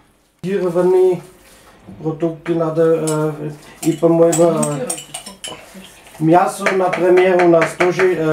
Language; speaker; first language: Russian; non-native, learner; German